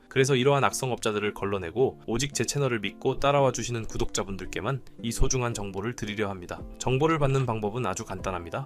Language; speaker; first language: Korean; native; Korean